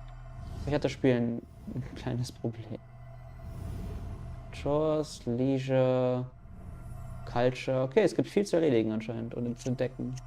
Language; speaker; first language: German; native; German